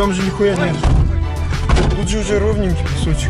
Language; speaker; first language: Russian; native; Russian